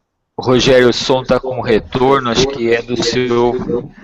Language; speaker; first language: Portuguese; native; Portuguese